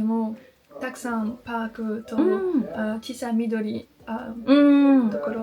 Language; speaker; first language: Japanese; non-native, learner; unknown